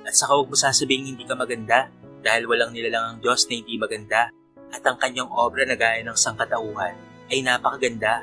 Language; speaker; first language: Filipino; native; Filipino